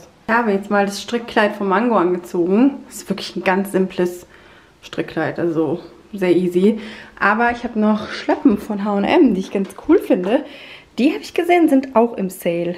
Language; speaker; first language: German; native; German